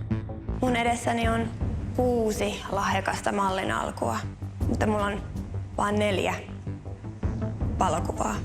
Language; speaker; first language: Finnish; native; Finnish